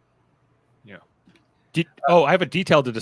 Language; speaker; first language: English; native; English